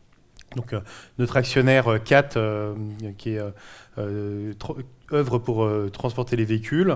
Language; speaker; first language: French; native; French